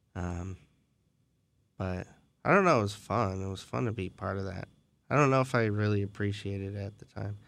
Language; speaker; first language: English; native; English